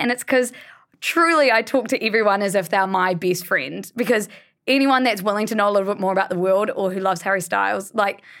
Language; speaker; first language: English; native; English